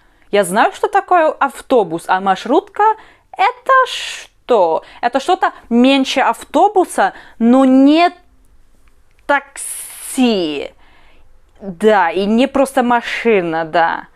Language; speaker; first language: Russian; non-native, learner; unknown